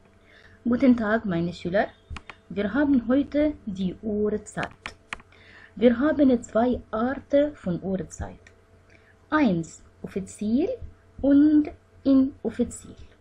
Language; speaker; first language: German; non-native, fluent; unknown